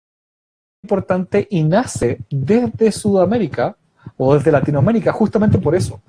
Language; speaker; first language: Spanish; native; Spanish